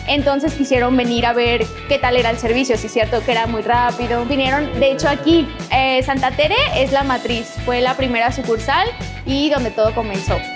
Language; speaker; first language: Spanish; native; Spanish